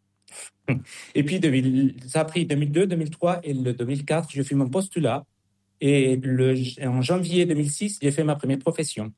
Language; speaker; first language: French; non-native, fluent; Spanish